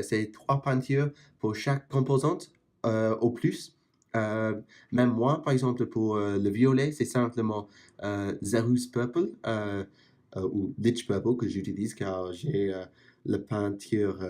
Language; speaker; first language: French; non-native, fluent; English